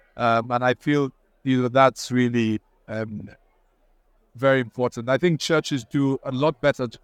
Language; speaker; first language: English; non-native, local second language; Igbo